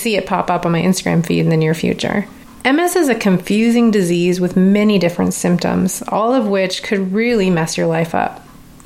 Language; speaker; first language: English; native; English